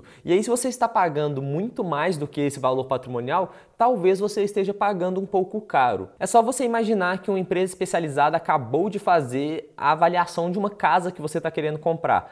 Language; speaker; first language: Portuguese; native; Portuguese